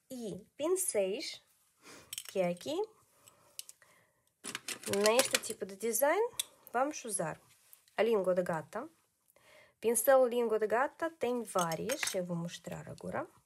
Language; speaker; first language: Portuguese; non-native, learner; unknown